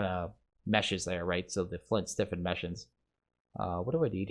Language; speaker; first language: English; native; English